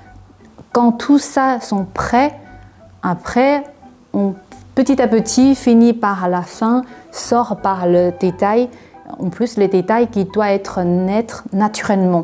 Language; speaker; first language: French; non-native, fluent; Chinese